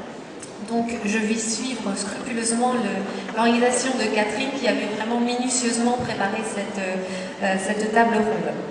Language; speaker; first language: French; native; French